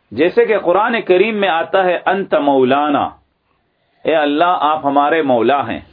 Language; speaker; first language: Urdu; native; Urdu